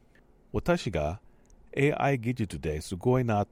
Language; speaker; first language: Japanese; non-native, learner; English